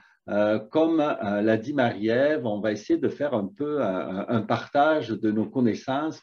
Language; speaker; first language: French; native; French